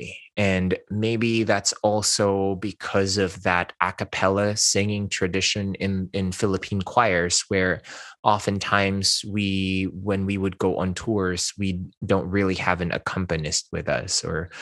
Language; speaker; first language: English; non-native, local second language; Min Nan Chinese